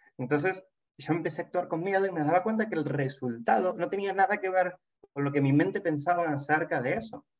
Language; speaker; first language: Spanish; native; Spanish